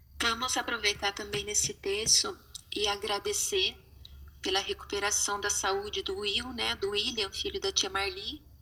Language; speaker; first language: Portuguese; native; Portuguese